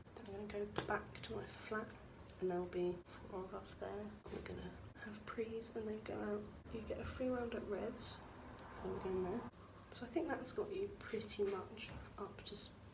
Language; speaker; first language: English; native; English